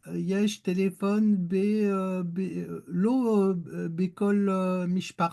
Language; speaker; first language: Hebrew; non-native, learner; French